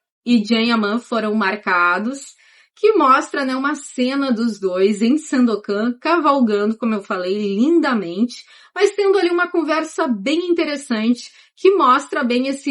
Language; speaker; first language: Portuguese; native; Portuguese